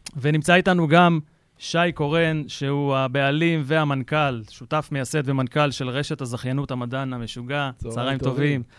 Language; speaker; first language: Hebrew; native; Hebrew